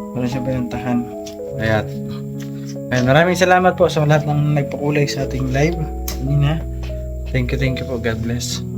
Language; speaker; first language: Filipino; non-native, local second language; Waray